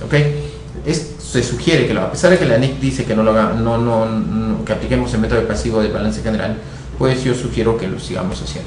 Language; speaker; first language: Spanish; native; Spanish